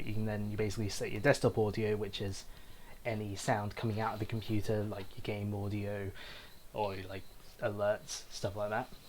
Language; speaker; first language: English; native; English